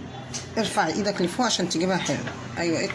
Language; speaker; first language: Arabic; native; Arabic